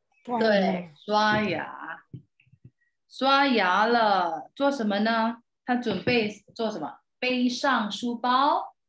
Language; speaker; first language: Chinese; non-native, fluent; Indonesian